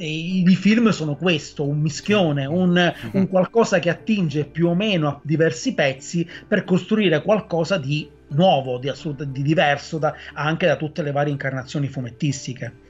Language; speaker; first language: Italian; native; Italian